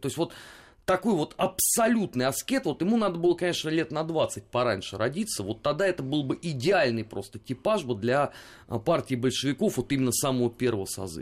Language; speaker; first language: Russian; native; Russian